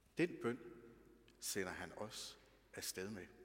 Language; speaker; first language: Danish; native; Danish